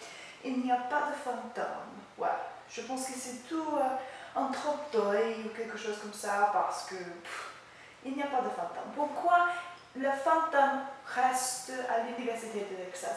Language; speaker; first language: French; non-native, learner; English